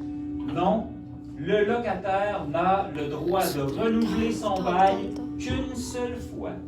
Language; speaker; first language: French; native; French